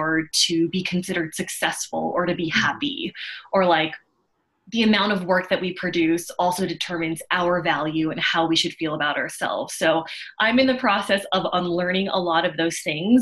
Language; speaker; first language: English; native; English